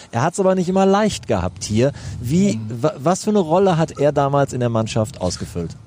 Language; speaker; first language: German; native; German